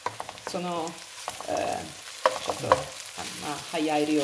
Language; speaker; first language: Japanese; non-native, learner; Italian